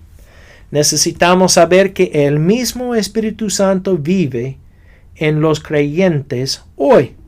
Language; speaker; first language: Spanish; non-native, fluent; English